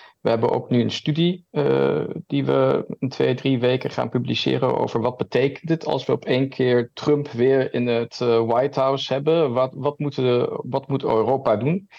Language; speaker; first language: Dutch; early bilingual, heritage; German